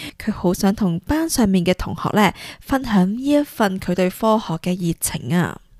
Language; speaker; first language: Cantonese; early bilingual, heritage; Cantonese